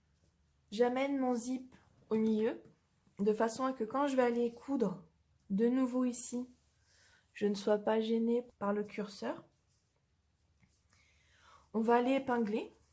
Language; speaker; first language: French; native; French